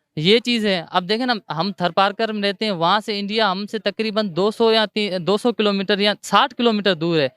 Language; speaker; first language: Urdu; non-native, local second language; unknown